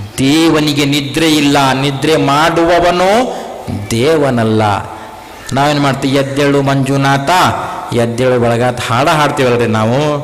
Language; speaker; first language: Kannada; non-native, local second language; Urdu